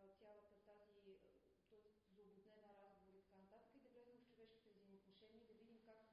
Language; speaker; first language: Bulgarian; native; Bulgarian